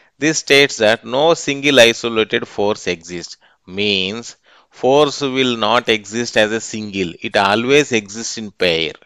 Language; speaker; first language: English; non-native, local second language; Telugu